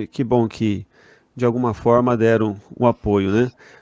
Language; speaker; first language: Portuguese; native; Portuguese